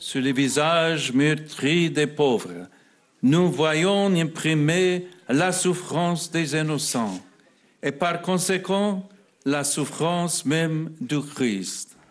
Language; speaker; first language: French; non-native, fluent; English